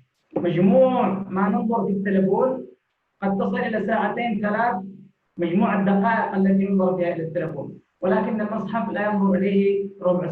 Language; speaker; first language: Arabic; native; Arabic